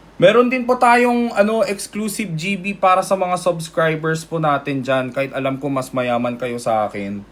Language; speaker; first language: Filipino; early bilingual, other home language; Korean